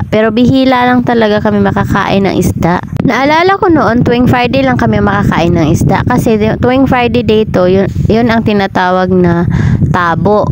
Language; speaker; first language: Filipino; non-native, local second language; Cebuano